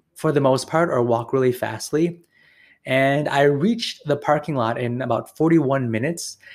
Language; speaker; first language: English; native; English